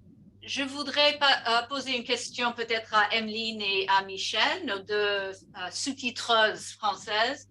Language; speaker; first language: French; non-native, fluent; English